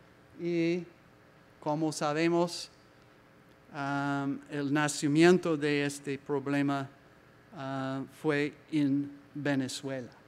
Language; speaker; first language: Spanish; non-native, learner; English